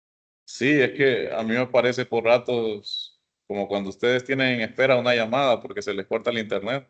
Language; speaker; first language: Spanish; native; Spanish